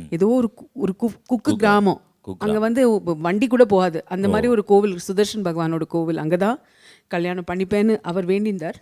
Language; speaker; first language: Tamil; early bilingual, heritage; Tamil